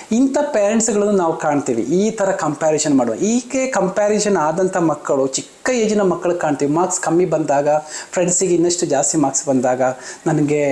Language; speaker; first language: Kannada; non-native, local second language; Malayalam